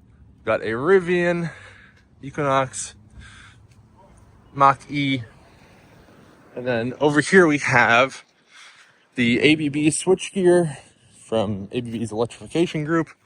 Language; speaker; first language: English; native; English